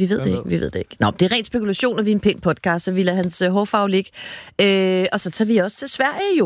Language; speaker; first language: Danish; native; Danish